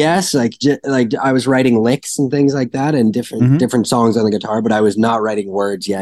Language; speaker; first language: English; native; English